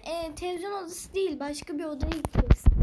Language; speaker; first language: Turkish; native; Turkish